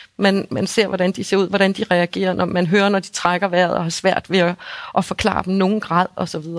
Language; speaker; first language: Danish; native; Danish